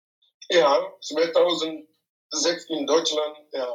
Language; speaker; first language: German; non-native, fluent; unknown